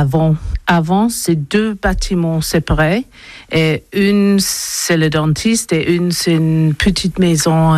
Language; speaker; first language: French; non-native, learner; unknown